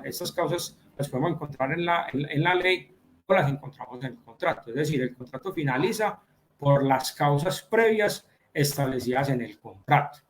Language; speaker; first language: Spanish; native; Spanish